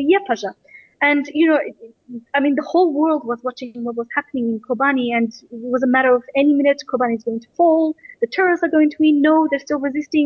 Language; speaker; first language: English; native; English